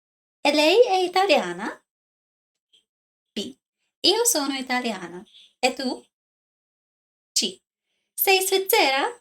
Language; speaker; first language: Italian; non-native, learner; English